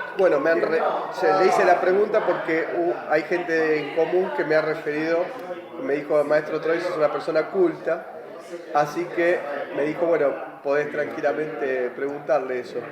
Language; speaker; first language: Spanish; native; Spanish